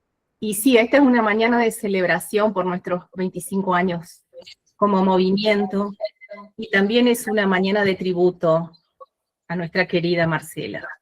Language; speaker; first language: Spanish; native; Spanish